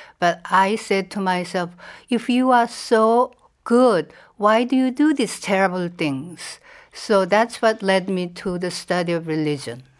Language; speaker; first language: English; non-native, fluent; Korean